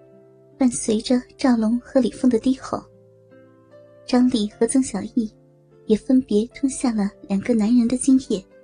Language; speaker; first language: Chinese; native; Chinese